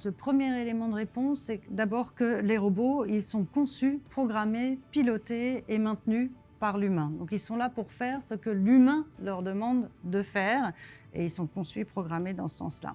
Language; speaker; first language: French; native; French